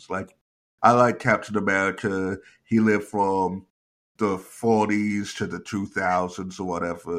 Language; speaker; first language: English; native; English